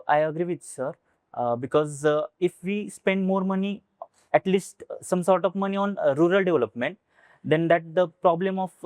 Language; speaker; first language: English; non-native, local second language; Marathi